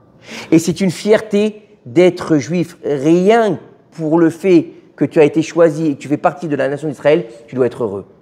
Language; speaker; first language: French; native; French